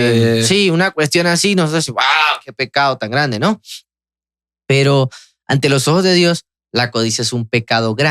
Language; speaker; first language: Spanish; native; Spanish